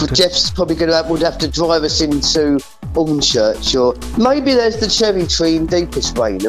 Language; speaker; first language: English; native; English